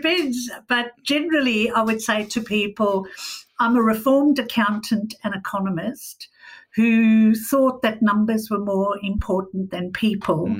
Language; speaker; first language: English; native; English